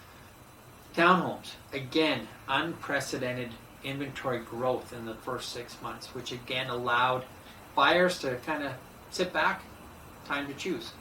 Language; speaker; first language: English; native; English